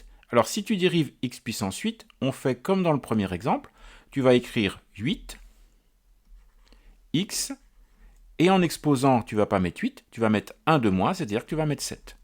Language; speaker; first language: French; native; French